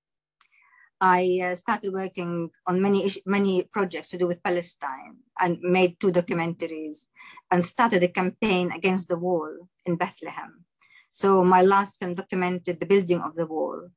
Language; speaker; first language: English; non-native, fluent; Arabic